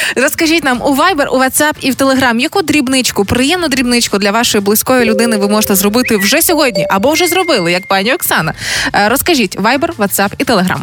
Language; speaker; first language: Ukrainian; native; Ukrainian